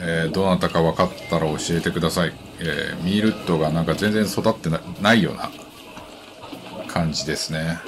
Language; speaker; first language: Japanese; native; Japanese